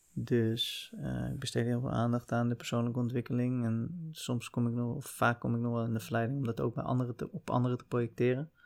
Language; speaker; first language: Dutch; native; Dutch